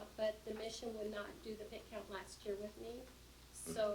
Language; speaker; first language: English; native; English